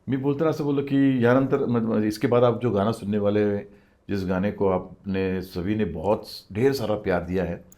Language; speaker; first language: Hindi; non-native, local second language; Marathi